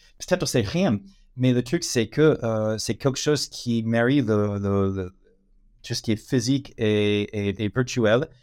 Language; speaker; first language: French; non-native, fluent; English